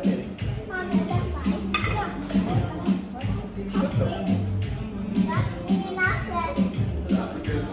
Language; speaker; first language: German; early bilingual, other home language; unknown